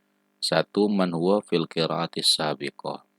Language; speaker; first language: Arabic; non-native, fluent; Indonesian